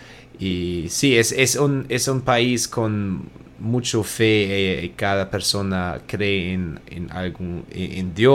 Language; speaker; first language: Spanish; non-native, learner; German